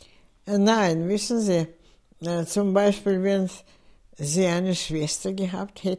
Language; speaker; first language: German; non-native, fluent; Russian